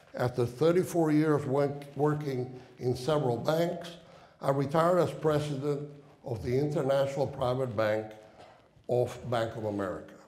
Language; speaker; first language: English; non-native, fluent; Spanish